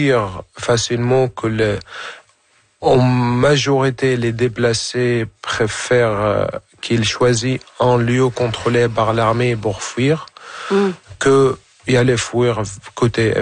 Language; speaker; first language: French; non-native, fluent; Arabic